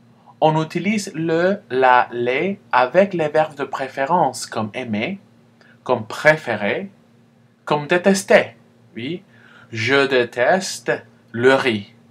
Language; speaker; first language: French; non-native, fluent; Spanish